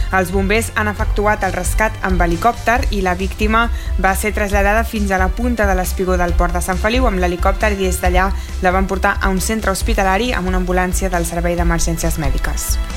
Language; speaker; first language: Catalan; native; Catalan